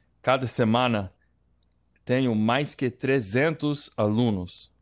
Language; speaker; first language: Portuguese; non-native, learner; English